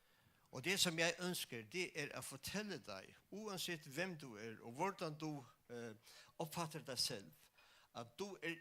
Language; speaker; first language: Danish; non-native, local second language; Faroese